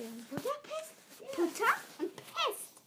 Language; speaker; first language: German; early bilingual, other home language; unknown